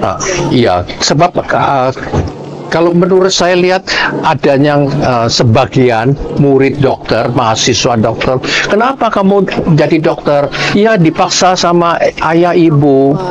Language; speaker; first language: Indonesian; non-native, learner; Cantonese